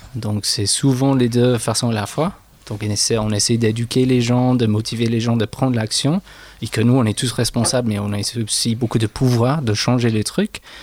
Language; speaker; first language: French; non-native, fluent; English